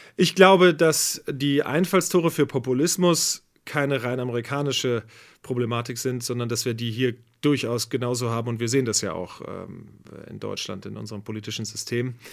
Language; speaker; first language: German; native; German